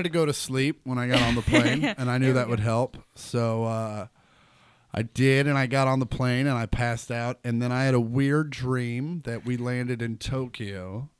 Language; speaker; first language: English; native; English